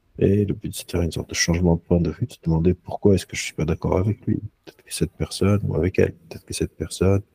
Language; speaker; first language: French; non-native, local second language; Arabic